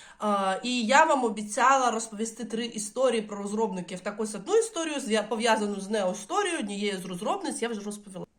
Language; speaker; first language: Ukrainian; non-native, local second language; Russian